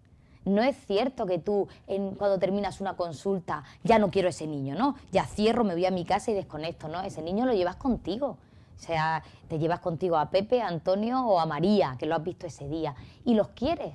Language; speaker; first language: Spanish; native; Spanish